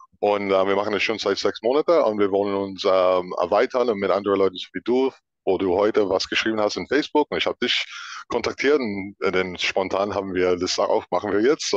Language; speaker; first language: German; non-native, fluent; English